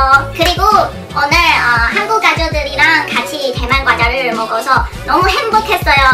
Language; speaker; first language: Korean; non-native, learner; Chinese